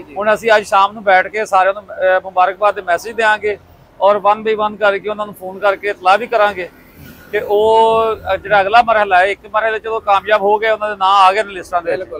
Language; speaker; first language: Punjabi; native; Punjabi